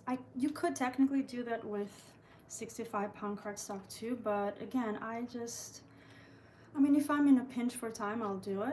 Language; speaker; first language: English; early bilingual, other home language; Albanian